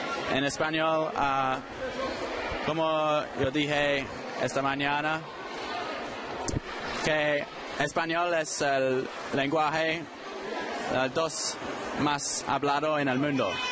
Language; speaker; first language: Spanish; non-native, learner; English